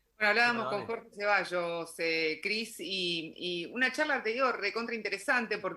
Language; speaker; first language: Spanish; native; Spanish